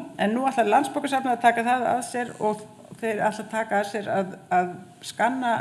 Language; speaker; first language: Icelandic; native; Icelandic